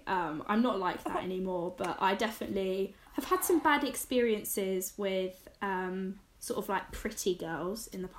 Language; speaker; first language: English; native; English